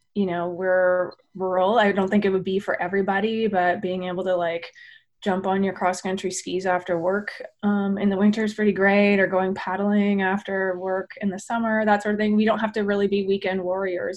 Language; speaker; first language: English; native; English